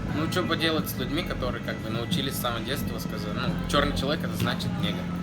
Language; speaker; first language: Russian; non-native, fluent; Arabic